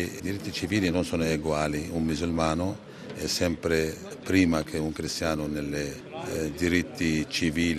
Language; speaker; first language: Italian; non-native, fluent; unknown